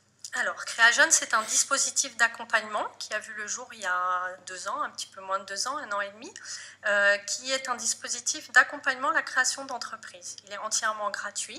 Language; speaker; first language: French; native; French